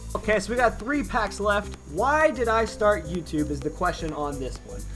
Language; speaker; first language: English; native; English